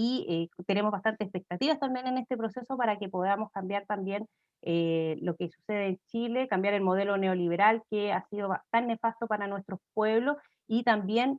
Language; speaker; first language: Spanish; native; Spanish